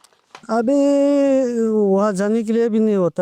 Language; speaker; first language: Hindi; non-native, local second language; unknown